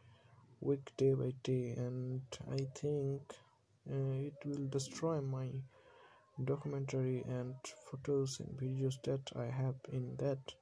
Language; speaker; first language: English; non-native, learner; Bangla